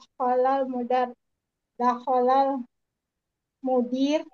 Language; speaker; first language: Arabic; non-native, learner; Indonesian